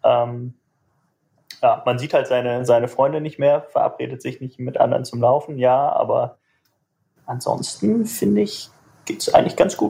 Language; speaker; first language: German; native; German